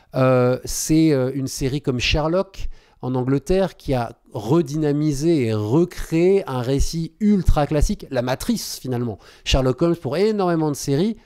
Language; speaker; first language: French; native; French